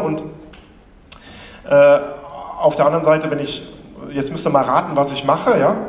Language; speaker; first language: German; native; German